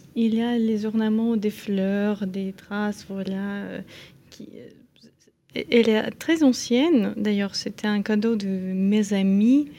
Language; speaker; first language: French; non-native, fluent; Ukrainian